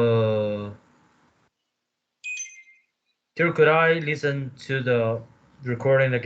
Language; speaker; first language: English; non-native, learner; Chinese